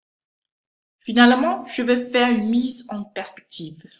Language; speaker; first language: French; non-native, learner; Danish